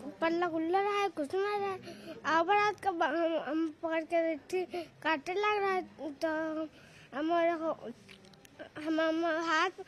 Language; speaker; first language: Hindi; native; Hindi